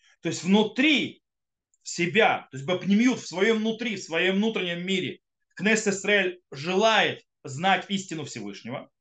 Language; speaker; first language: Russian; early bilingual, heritage; Russian